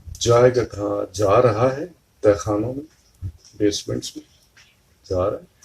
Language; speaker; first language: Urdu; native; Urdu